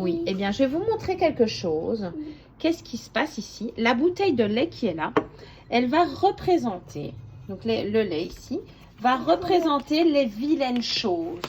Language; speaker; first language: French; native; French